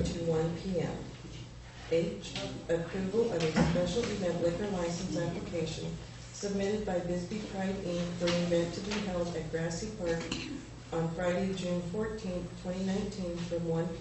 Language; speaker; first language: English; native; English